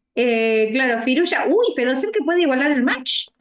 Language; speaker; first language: Spanish; native; Spanish